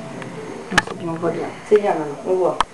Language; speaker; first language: French; native; French